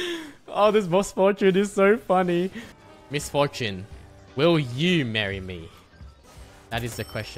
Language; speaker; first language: English; native; English